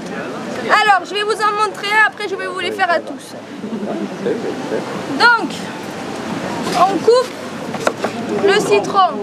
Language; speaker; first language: French; native; French